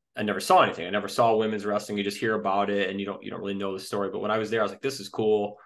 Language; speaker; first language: English; native; English